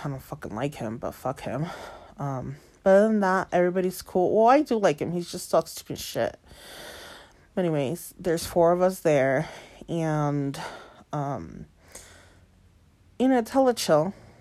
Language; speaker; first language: English; early bilingual, other home language; Spanish